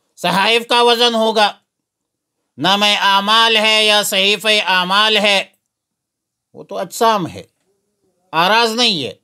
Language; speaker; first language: Urdu; non-native, local second language; Pashto